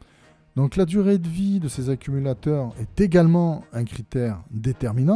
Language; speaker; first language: French; native; French